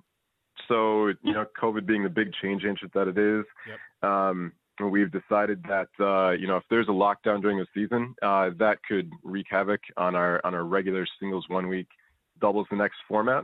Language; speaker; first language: English; native; English